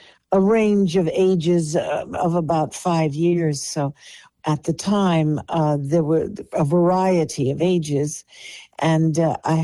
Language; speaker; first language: English; non-native, local second language; Polish